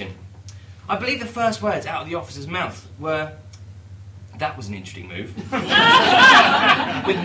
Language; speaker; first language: English; native; English